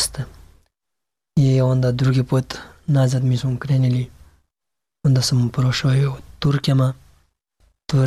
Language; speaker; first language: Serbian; non-native, learner; Pashto